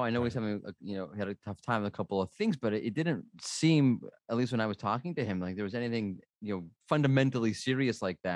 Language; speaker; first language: English; native; English